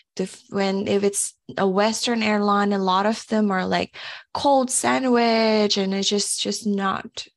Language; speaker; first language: English; early bilingual, other home language; Indonesian